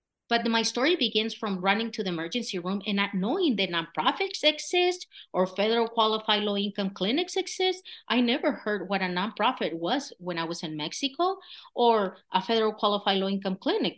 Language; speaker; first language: English; non-native, fluent; Spanish